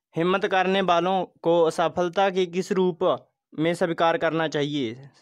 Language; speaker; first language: Hindi; non-native, local second language; Punjabi